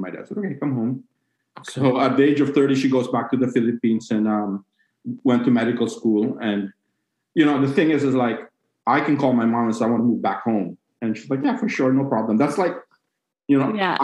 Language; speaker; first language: English; non-native, local second language; Cebuano